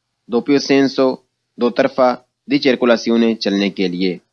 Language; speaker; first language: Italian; non-native, learner; Urdu